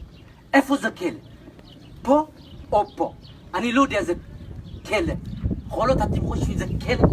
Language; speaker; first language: Hebrew; non-native, learner; Tigrinya